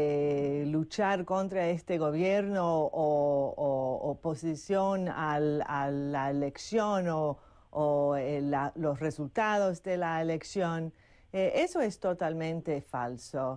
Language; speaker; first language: Spanish; non-native, fluent; English